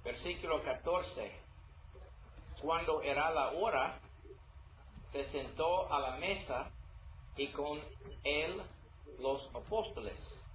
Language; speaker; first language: Spanish; non-native, learner; English